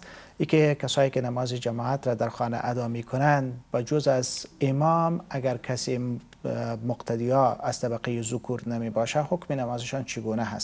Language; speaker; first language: Persian; native; Persian